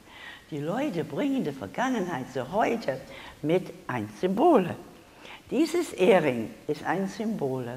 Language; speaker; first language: German; non-native, learner; English